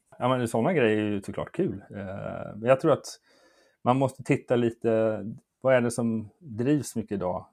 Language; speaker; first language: Swedish; native; Swedish